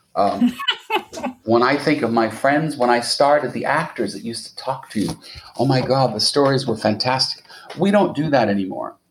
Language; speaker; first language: English; native; English